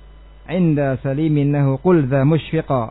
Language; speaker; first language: Arabic; non-native, fluent; Indonesian